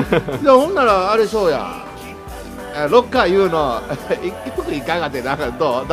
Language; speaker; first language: Japanese; native; Japanese